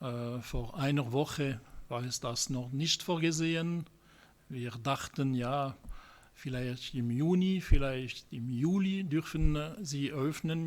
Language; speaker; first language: German; non-native, local second language; French